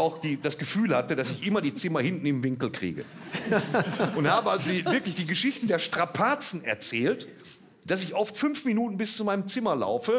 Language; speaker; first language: German; native; German